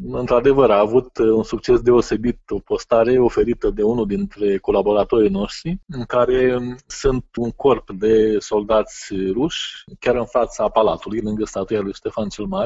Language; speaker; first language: Romanian; native; Romanian